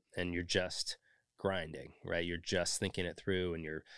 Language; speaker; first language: English; native; English